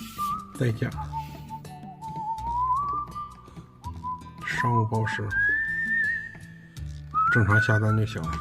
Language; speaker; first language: Chinese; native; Chinese